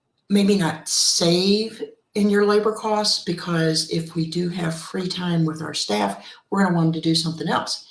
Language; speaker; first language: English; native; English